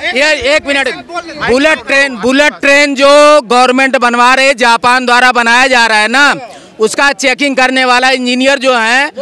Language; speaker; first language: Hindi; native; Hindi